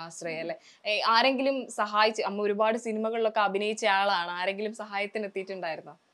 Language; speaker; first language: Malayalam; native; Malayalam